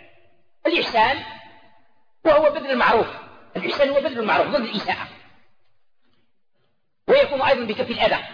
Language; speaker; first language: Arabic; native; Arabic